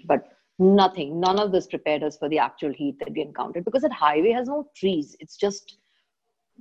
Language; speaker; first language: English; non-native, local second language; Malayalam